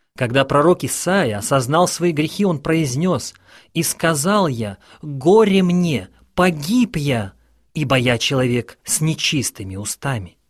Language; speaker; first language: Russian; non-native, local second language; Ukrainian